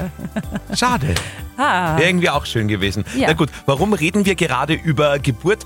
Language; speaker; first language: German; native; German